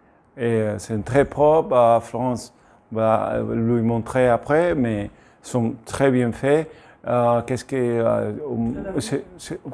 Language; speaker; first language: French; non-native, learner; Spanish